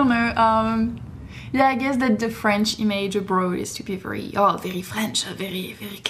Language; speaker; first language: English; non-native, fluent; French